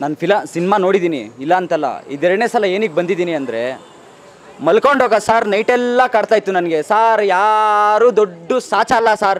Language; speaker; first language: Kannada; native; Kannada